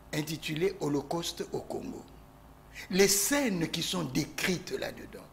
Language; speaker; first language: French; non-native, local second language; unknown